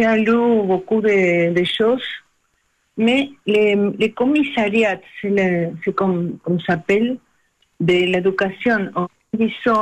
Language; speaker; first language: French; non-native, learner; Spanish